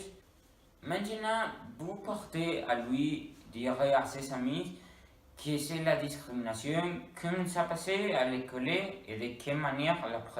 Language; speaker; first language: French; non-native, learner; Spanish